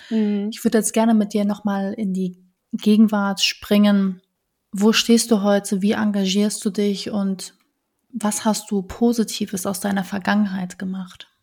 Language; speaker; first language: German; native; German